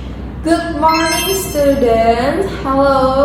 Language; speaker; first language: English; non-native, learner; Indonesian